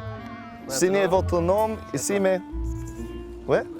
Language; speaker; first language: French; non-native, learner; English